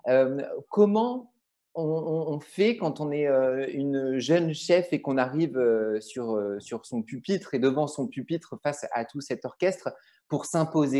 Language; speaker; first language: French; native; French